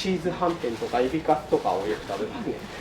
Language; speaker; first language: Japanese; native; Japanese